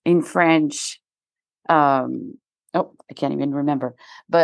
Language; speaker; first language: English; non-native, fluent; French